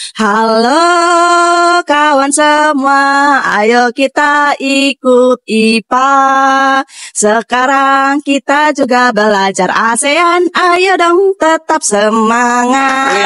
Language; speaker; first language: Indonesian; native; Indonesian